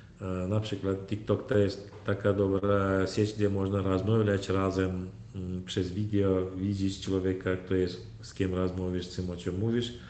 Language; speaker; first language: Polish; non-native, fluent; Turkmen